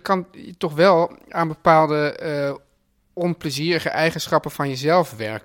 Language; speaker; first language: Dutch; native; Dutch